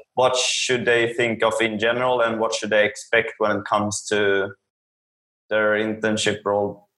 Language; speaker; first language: English; non-native, fluent; Swedish